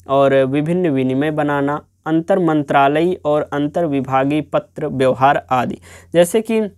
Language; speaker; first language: Hindi; native; Hindi